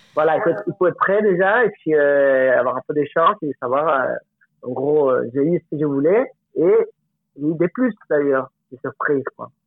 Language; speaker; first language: French; non-native, fluent; Spanish